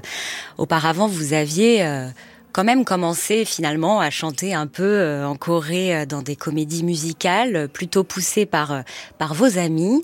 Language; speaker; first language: French; native; French